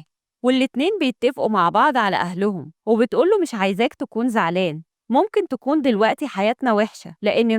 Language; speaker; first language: Arabic; native; Arabic